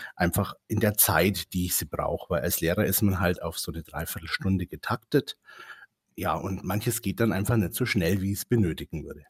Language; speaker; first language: German; native; German